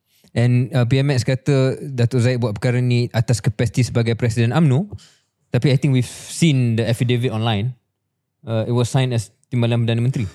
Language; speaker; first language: English; non-native, local second language; Malay